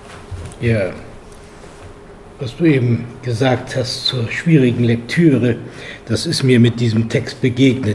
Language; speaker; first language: German; native; German